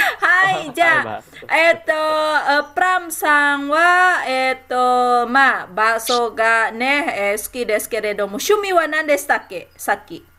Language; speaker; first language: Japanese; non-native, fluent; Indonesian